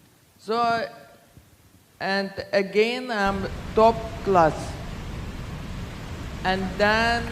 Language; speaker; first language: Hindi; non-native, learner; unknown